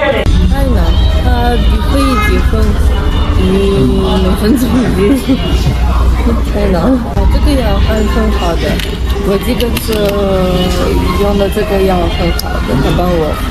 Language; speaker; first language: Chinese; non-native, learner; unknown